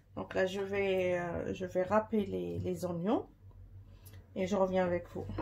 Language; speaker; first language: French; non-native, local second language; Arabic